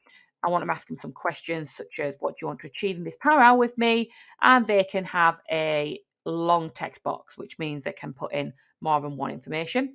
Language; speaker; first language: English; native; English